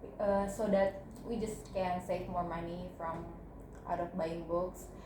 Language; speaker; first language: English; non-native, learner; Indonesian